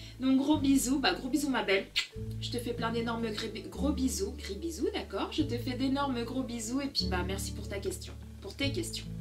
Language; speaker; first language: French; early bilingual, other home language; Portuguese